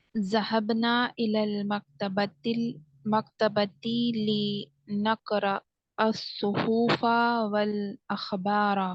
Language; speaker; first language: Arabic; non-native, learner; Urdu